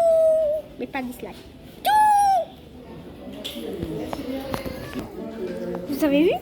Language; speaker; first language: French; non-native, learner; Arabic